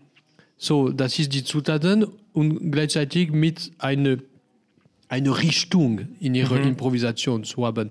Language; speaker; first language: German; non-native, learner; French